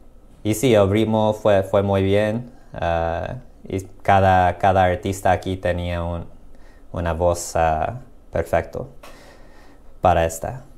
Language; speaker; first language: Spanish; non-native, learner; English